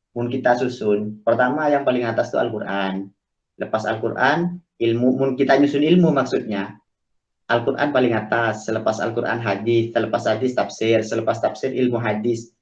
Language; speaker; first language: Malay; native; Malay